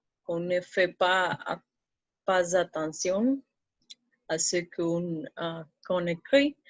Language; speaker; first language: French; non-native, fluent; Spanish